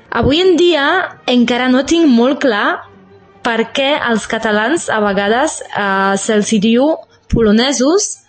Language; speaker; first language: Catalan; non-native, fluent; Polish